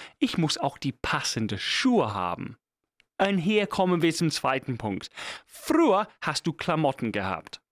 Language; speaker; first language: German; non-native, fluent; English